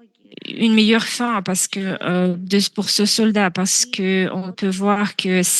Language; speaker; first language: French; non-native, fluent; Russian